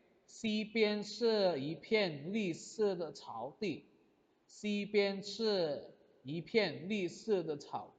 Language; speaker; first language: Chinese; non-native, fluent; Indonesian